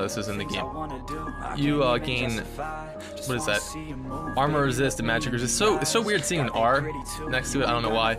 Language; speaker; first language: English; native; English